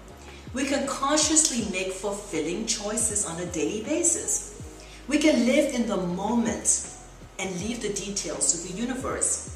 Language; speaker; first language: English; native; English